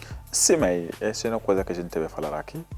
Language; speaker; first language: Portuguese; non-native, learner; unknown